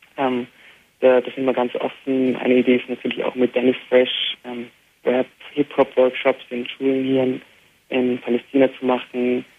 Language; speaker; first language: German; early bilingual, heritage; Arabic